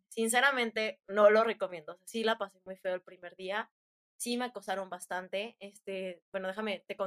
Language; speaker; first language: Spanish; native; Spanish